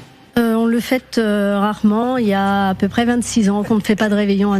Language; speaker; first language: French; native; French